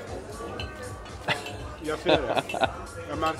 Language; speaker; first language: Swedish; non-native, fluent; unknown